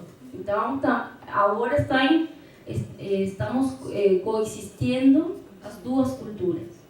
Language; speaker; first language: Portuguese; non-native, fluent; Spanish